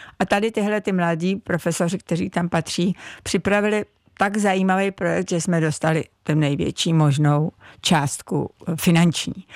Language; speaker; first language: Czech; native; Czech